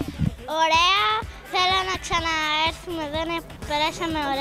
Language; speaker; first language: Greek; early bilingual, other home language; Arabic